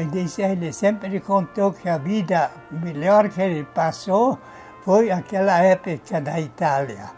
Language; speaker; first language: Portuguese; non-native, fluent; German